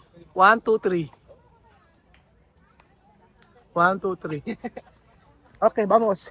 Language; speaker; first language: Spanish; non-native, learner; Filipino